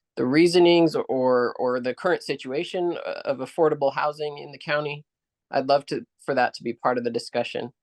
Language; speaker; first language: English; native; English